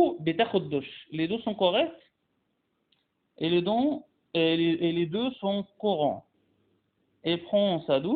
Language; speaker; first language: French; non-native, fluent; Arabic